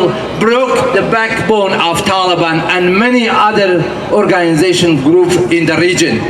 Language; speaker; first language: English; non-native, fluent; Persian